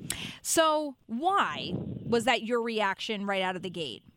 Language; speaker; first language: English; native; English